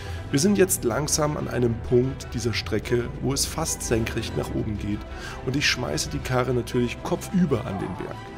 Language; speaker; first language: German; native; German